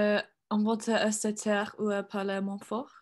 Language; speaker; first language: French; non-native, learner; English